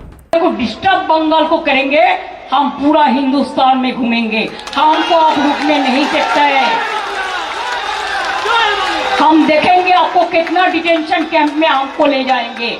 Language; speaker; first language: Hindi; non-native, local second language; Bangla